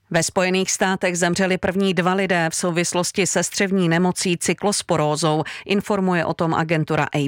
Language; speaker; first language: Czech; native; Czech